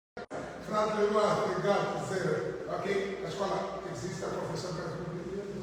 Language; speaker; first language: Romanian; non-native, learner; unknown